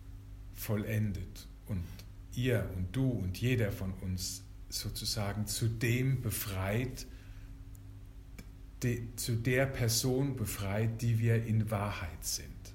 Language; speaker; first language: German; native; German